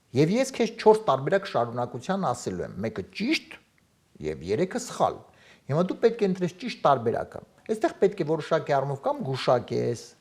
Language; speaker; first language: Armenian; native; Armenian